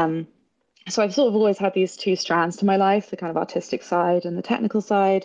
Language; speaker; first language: English; native; English